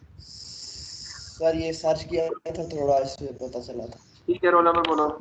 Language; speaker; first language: Urdu; non-native, local second language; Punjabi